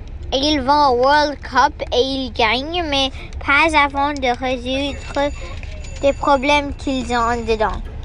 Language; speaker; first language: French; non-native, learner; English